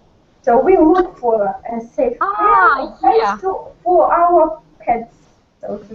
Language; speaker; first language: English; non-native, learner; Russian